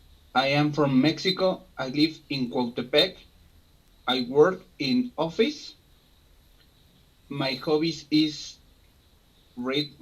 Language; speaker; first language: English; non-native, learner; Spanish